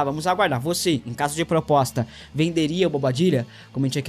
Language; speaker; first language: Portuguese; native; Portuguese